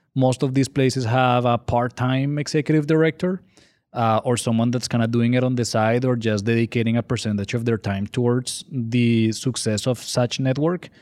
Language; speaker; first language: English; non-native, fluent; Spanish